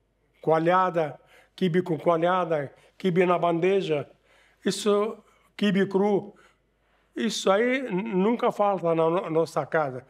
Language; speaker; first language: Portuguese; non-native, fluent; Arabic